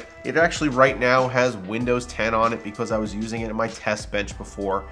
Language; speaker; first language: English; native; English